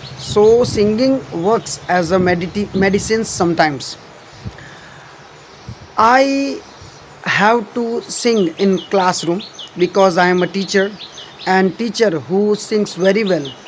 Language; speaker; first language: English; non-native, learner; Gujarati